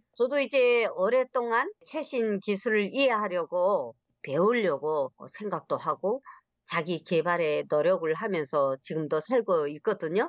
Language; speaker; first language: Korean; native; Korean